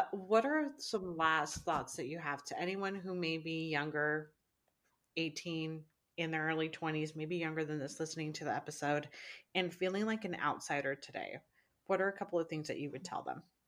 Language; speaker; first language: English; early bilingual, other home language; Spanish